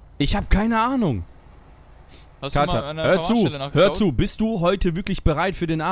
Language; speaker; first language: German; native; German